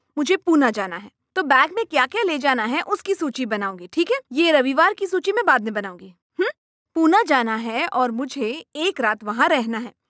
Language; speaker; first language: Hindi; non-native, local second language; Marathi